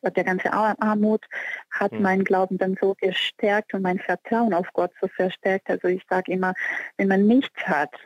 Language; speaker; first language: German; non-native, fluent; Portuguese